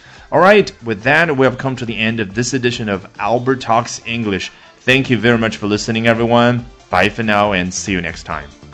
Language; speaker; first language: English; non-native, fluent; Chinese